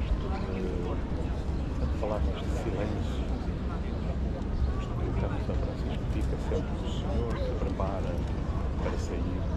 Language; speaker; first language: Portuguese; native; Portuguese